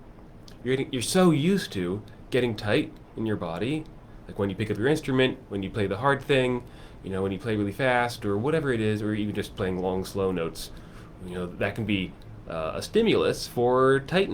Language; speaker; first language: English; native; English